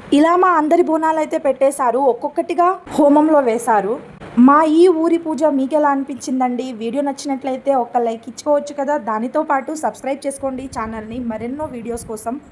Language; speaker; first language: Telugu; non-native, local second language; Lambadi